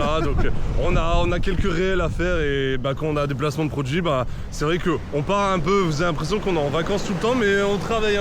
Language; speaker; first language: French; native; French